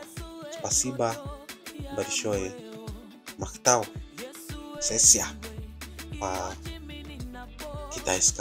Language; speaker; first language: Russian; non-native, fluent; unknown